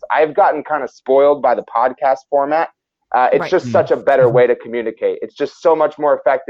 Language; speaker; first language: English; native; English